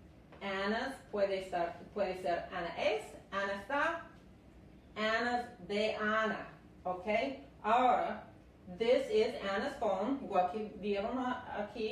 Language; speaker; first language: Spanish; non-native, fluent; English